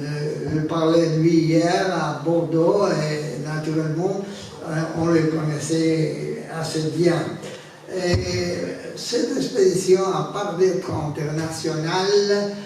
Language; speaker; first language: French; non-native, fluent; Spanish